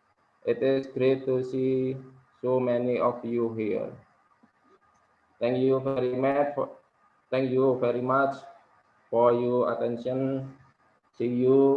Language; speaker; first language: English; non-native, local second language; Indonesian